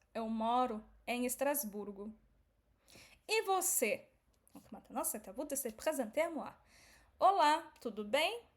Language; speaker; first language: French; non-native, fluent; Portuguese